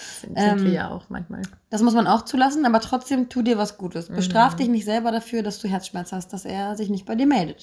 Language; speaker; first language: German; native; German